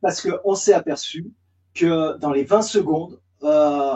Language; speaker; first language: French; native; French